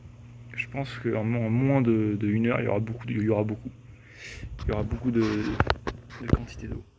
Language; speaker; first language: French; native; French